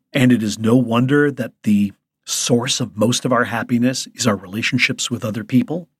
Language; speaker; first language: English; native; English